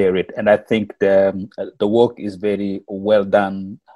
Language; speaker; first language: English; non-native, learner; Wolof